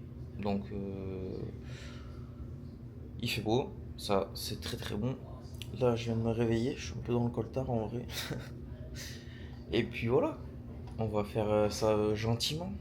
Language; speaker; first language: French; native; French